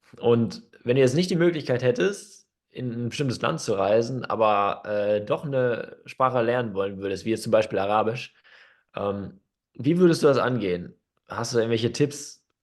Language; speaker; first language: German; native; German